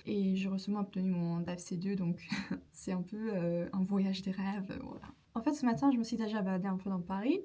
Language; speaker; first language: French; non-native, fluent; Turkish